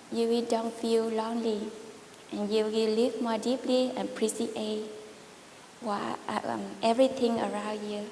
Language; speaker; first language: English; non-native, learner; Vietnamese